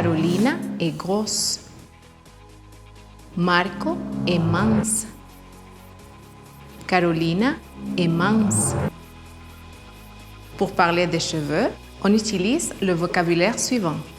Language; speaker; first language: French; non-native, fluent; Spanish